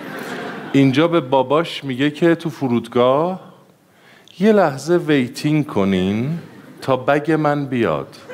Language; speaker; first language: Persian; native; Persian